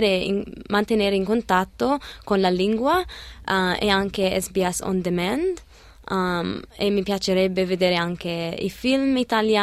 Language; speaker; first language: Italian; early bilingual, other home language; Arabic